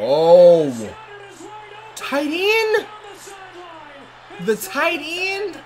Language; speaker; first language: English; native; English